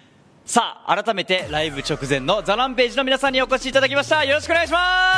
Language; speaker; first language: Japanese; native; Japanese